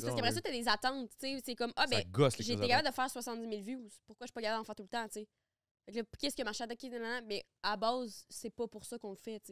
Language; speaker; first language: French; native; French